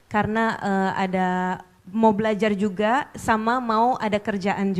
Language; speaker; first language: Indonesian; native; Indonesian